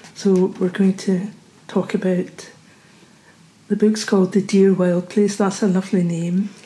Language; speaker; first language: English; native; English